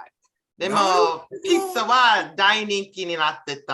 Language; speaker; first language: Japanese; non-native, learner; English